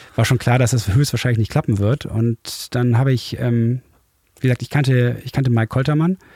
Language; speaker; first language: German; native; German